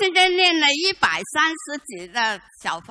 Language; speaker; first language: Chinese; non-native, local second language; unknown